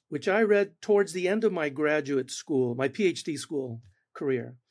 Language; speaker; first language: English; non-native, fluent; Spanish